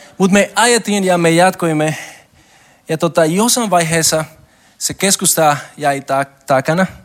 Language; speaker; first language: Finnish; non-native, learner; Spanish